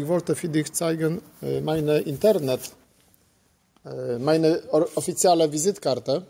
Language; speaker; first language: German; non-native, learner; Polish